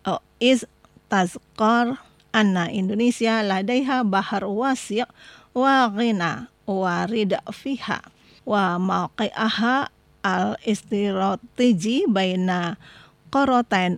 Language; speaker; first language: Arabic; non-native, fluent; Indonesian